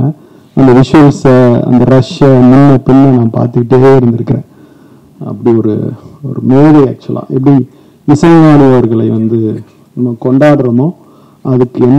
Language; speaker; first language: Tamil; native; Tamil